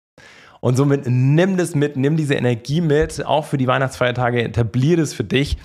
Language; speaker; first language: German; native; German